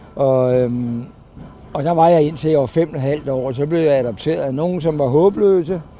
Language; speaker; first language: Danish; native; Danish